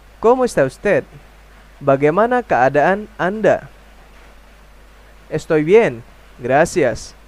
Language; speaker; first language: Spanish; non-native, fluent; Indonesian